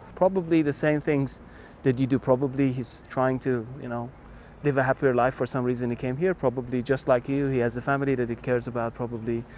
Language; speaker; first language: English; non-native, fluent; Persian